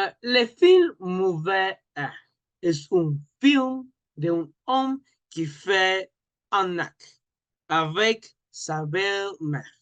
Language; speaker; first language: French; non-native, learner; Spanish